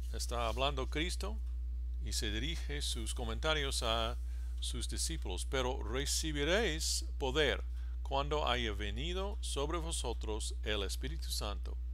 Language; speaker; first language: Spanish; non-native, fluent; English